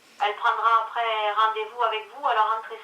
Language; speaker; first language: French; native; French